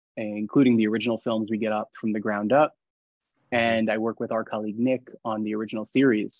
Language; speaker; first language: English; native; English